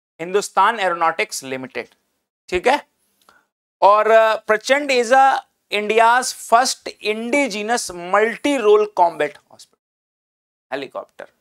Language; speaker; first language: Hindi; native; Hindi